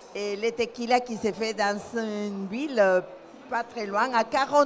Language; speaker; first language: French; non-native, fluent; Spanish